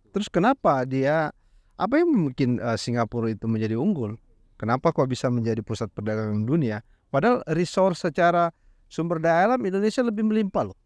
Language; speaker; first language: Indonesian; native; Indonesian